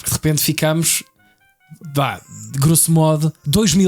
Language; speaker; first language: Portuguese; native; Portuguese